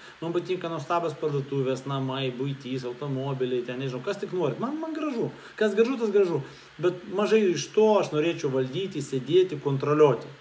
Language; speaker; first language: Lithuanian; non-native, local second language; Russian